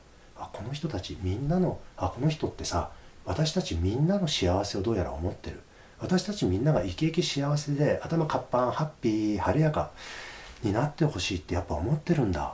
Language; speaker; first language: Japanese; native; Japanese